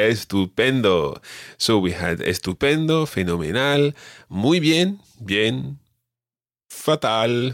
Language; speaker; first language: Spanish; non-native, fluent; English